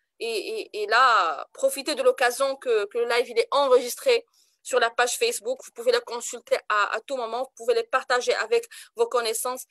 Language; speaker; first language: French; non-native, local second language; Arabic